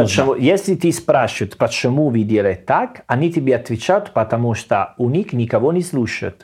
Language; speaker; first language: Russian; non-native, learner; Italian